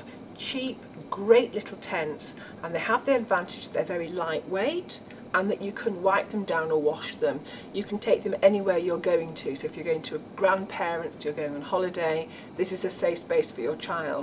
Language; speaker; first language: English; native; English